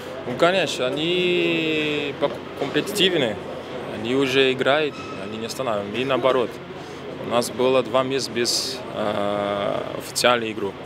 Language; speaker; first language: Russian; non-native, learner; Portuguese